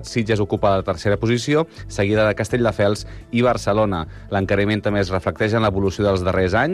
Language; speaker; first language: Catalan; native; Catalan